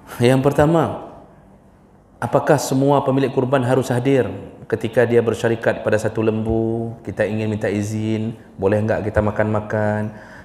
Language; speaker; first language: Malay; non-native, local second language; Achinese